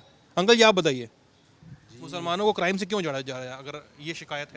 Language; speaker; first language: Hindi; native; Hindi